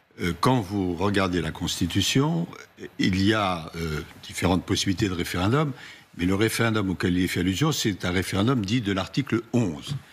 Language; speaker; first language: French; native; French